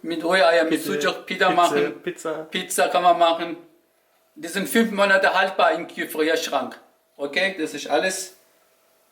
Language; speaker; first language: German; non-native, learner; Turkish